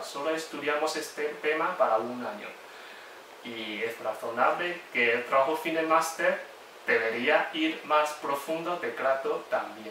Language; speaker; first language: Spanish; non-native, fluent; Chinese